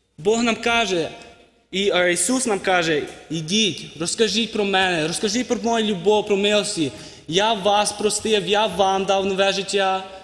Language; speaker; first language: Ukrainian; early bilingual, heritage; Ukrainian